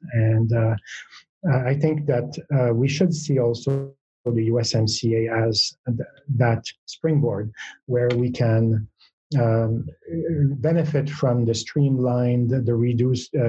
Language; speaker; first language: English; non-native, fluent; French